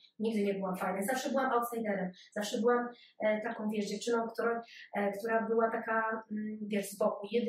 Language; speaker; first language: Polish; early bilingual, other home language; Ukrainian